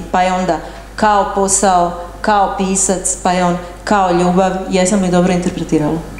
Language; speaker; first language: Croatian; native; Croatian